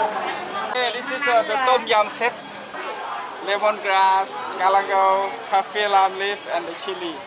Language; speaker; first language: English; non-native, learner; Thai